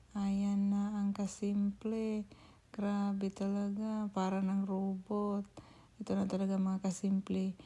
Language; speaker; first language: Filipino; non-native, local second language; Cebuano